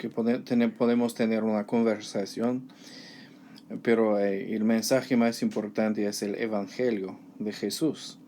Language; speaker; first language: Spanish; non-native, learner; English